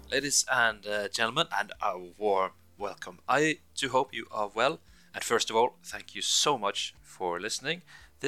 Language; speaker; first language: English; non-native, fluent; Norwegian